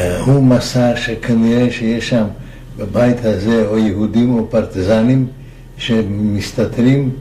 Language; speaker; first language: Hebrew; non-native, fluent; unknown